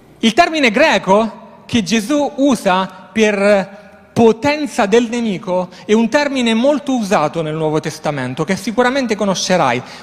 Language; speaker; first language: Italian; native; Italian